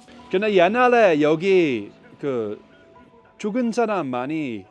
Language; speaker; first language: Korean; non-native, learner; Dutch